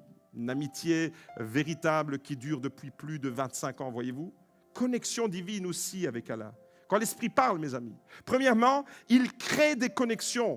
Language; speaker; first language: French; native; French